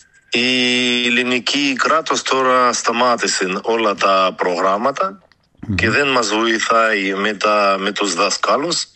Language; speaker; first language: Greek; non-native, learner; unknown